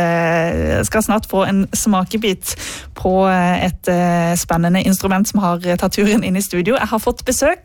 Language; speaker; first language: Norwegian; native; Norwegian